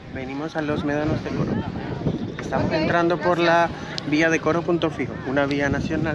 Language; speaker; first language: Spanish; native; Spanish